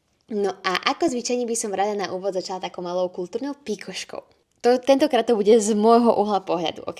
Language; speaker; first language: Slovak; native; Slovak